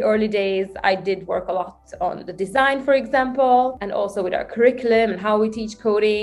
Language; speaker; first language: English; non-native, fluent; Hungarian